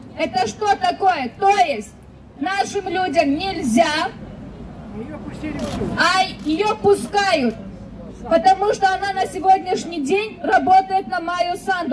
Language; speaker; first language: Russian; native; Russian